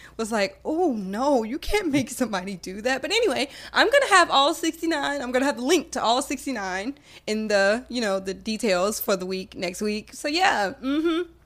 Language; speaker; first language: English; native; English